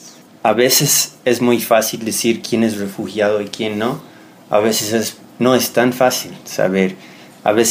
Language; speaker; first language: Spanish; non-native, fluent; English